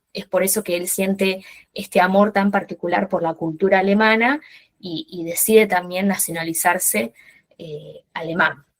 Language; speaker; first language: Spanish; native; Spanish